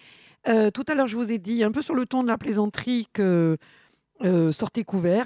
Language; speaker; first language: French; native; French